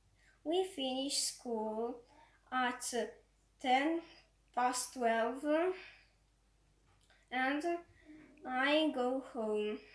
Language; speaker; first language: English; non-native, learner; Croatian